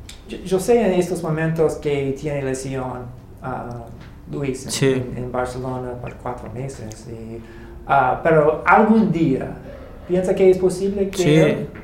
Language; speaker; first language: Spanish; non-native, fluent; English